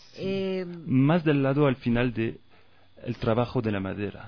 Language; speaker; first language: Spanish; non-native, fluent; French